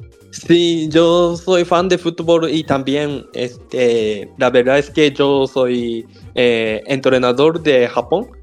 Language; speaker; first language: Spanish; non-native, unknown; Japanese